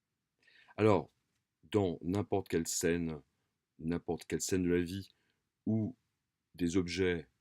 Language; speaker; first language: French; native; French